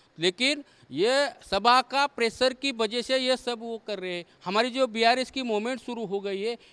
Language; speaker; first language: Hindi; non-native, local second language; Marathi